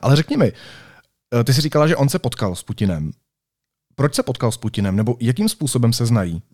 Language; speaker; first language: Czech; native; Czech